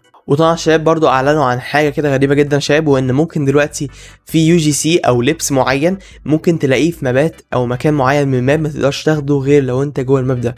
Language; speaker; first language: Arabic; native; Arabic